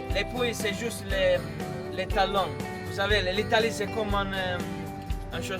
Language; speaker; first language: French; non-native, fluent; Italian